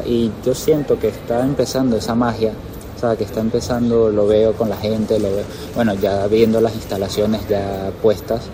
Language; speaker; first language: Spanish; native; Spanish